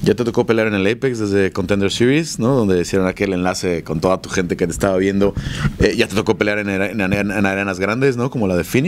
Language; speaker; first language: Spanish; native; Spanish